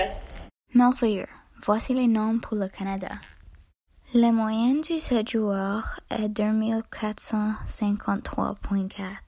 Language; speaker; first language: French; non-native, learner; English